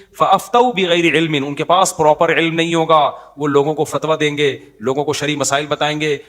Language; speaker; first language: Urdu; native; Urdu